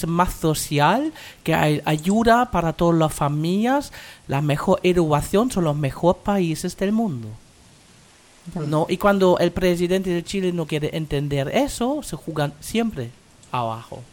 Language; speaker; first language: Spanish; non-native, fluent; German